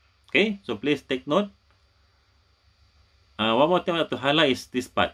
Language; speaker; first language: English; non-native, local second language; Malay